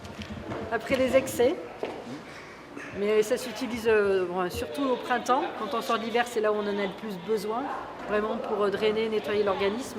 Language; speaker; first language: French; native; French